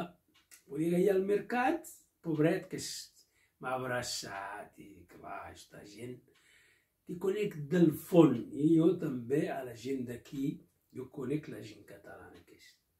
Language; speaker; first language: Catalan; non-native, local second language; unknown